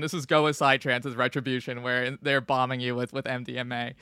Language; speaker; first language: English; native; English